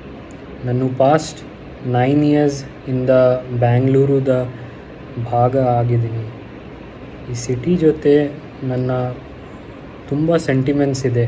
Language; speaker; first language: Kannada; non-native, local second language; Hindi